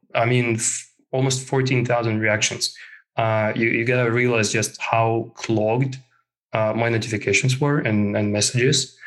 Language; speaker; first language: English; non-native, fluent; Russian